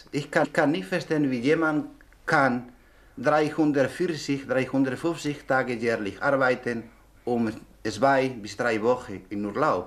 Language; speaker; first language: German; non-native, learner; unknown